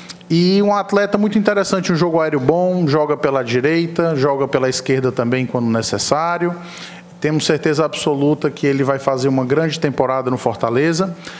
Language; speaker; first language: Portuguese; native; Portuguese